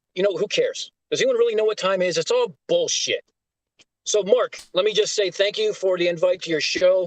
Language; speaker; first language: English; native; English